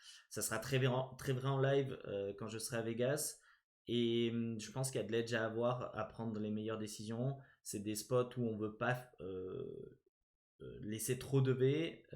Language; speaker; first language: French; native; French